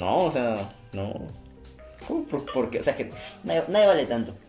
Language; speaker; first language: Spanish; native; Spanish